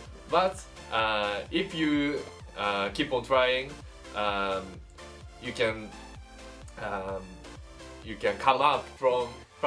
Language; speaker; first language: English; non-native, learner; Japanese